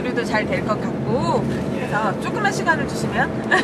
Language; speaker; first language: Korean; native; Korean